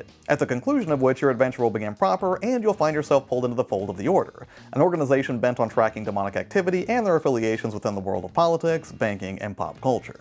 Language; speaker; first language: English; native; English